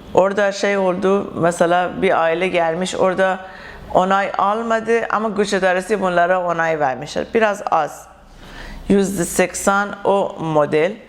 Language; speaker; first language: Turkish; non-native, learner; Persian